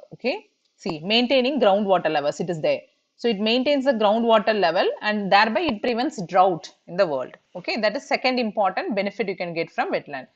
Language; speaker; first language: English; non-native, local second language; Tamil